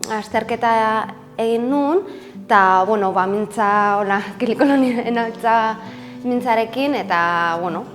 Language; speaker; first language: Basque; non-native, local second language; Spanish